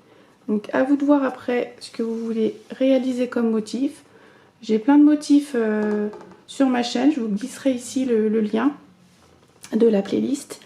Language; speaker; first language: French; native; French